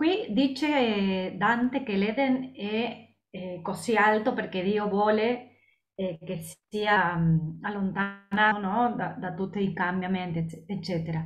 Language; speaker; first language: Italian; non-native, fluent; Spanish